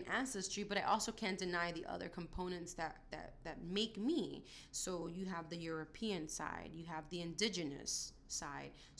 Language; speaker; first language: English; native; English